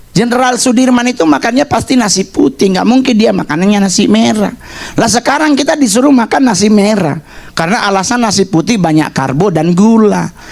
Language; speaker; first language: Indonesian; native; Indonesian